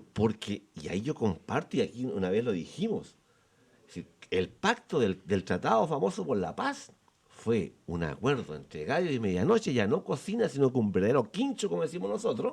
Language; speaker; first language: Spanish; native; Spanish